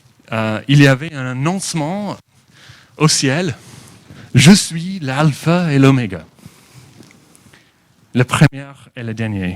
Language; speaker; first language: French; non-native, fluent; English